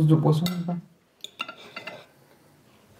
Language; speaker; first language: French; native; French